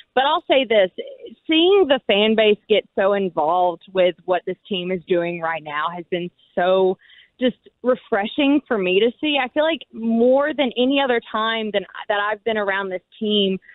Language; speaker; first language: English; native; English